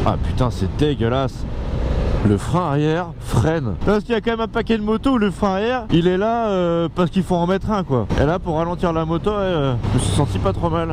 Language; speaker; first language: French; native; French